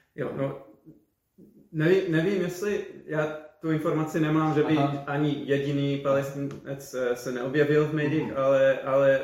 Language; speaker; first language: Czech; non-native, fluent; English